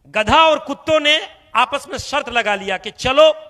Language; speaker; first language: Hindi; non-native, local second language; Bangla